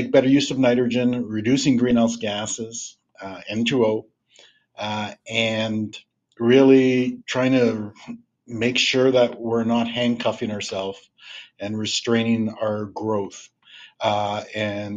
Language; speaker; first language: English; native; English